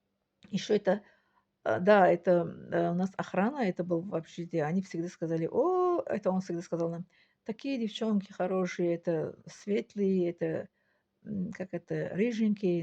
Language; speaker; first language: Russian; non-native, local second language; Tajik